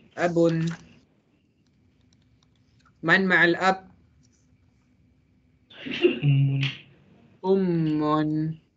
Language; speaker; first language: Arabic; non-native, fluent; Malay